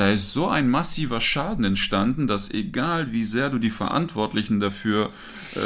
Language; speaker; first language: German; native; German